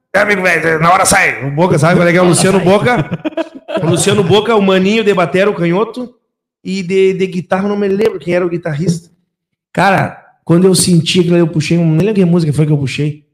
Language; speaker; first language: Portuguese; native; Portuguese